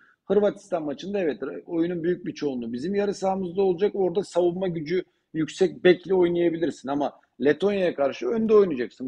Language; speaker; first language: Turkish; native; Turkish